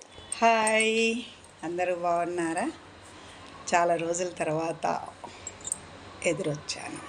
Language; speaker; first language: Telugu; native; Telugu